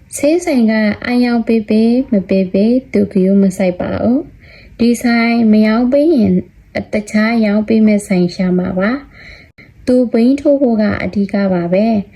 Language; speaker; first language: Burmese; non-native, local second language; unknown